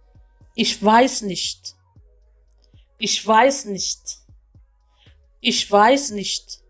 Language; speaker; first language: German; non-native, fluent; Amharic